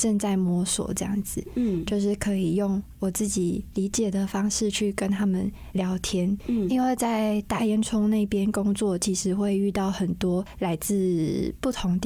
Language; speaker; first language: Chinese; non-native, local second language; Cantonese